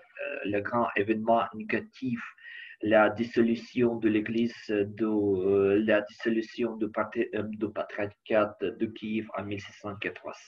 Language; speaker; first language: French; non-native, learner; Ukrainian